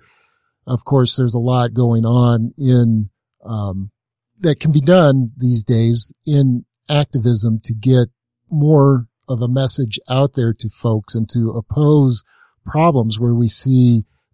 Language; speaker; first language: English; native; English